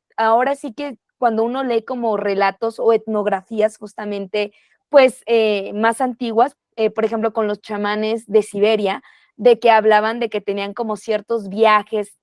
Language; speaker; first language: Spanish; native; Spanish